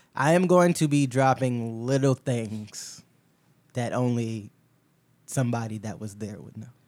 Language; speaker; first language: English; native; English